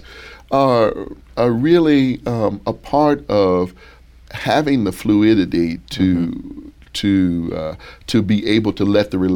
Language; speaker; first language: English; native; English